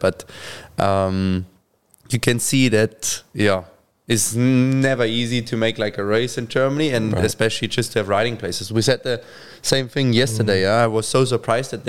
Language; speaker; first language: English; non-native, fluent; German